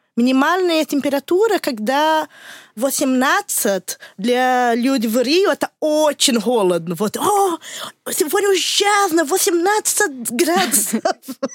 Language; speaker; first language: Russian; non-native, learner; Portuguese